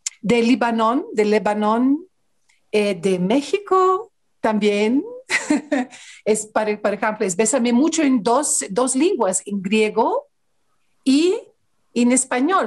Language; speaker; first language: Spanish; non-native, learner; Greek